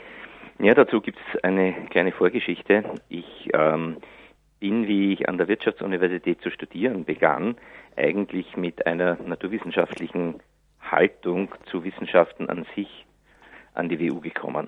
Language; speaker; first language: German; native; German